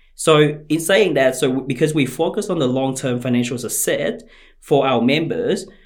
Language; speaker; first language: English; non-native, fluent; Vietnamese